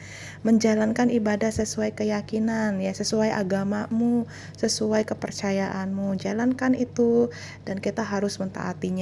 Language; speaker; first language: Indonesian; native; Indonesian